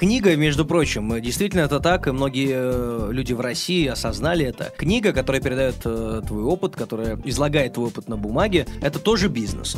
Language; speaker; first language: Russian; native; Russian